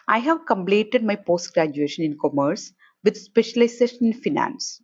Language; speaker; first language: English; non-native, local second language; Malayalam